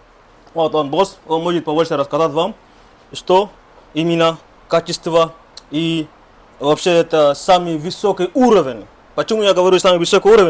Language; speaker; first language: Russian; non-native, learner; Kyrgyz